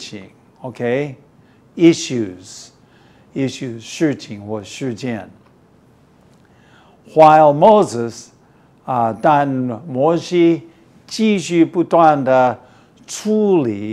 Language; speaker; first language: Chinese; non-native, fluent; English